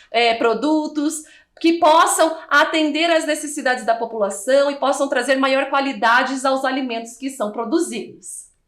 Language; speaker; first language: Portuguese; native; Portuguese